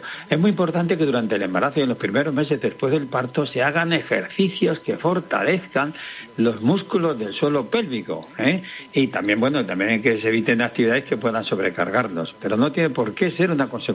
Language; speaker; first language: Spanish; native; Spanish